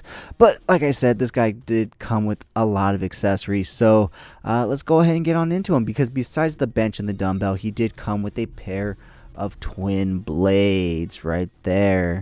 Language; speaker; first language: English; native; English